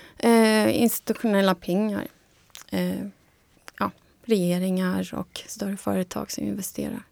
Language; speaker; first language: Swedish; non-native, fluent; Spanish